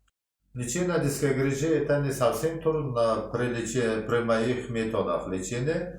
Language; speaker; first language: Russian; non-native, local second language; Uzbek